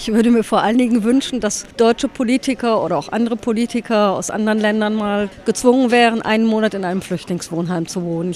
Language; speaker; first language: German; native; German